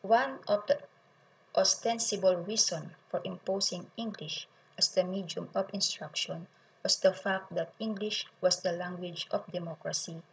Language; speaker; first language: English; non-native, local second language; Filipino